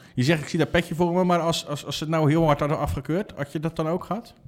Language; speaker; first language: Dutch; native; Dutch